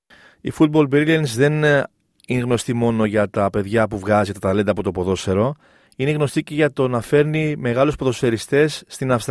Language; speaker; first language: Greek; native; Greek